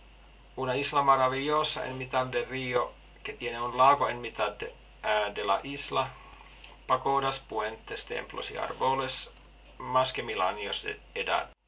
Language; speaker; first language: Spanish; non-native, fluent; Finnish